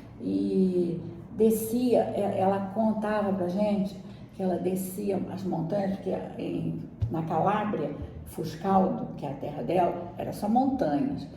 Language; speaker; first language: Portuguese; native; Portuguese